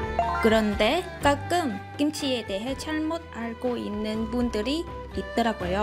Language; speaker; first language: Korean; non-native, fluent; Vietnamese